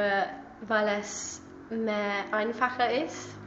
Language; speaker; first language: German; non-native, learner; English